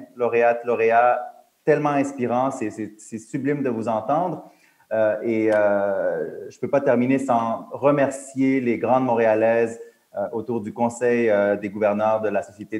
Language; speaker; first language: French; native; French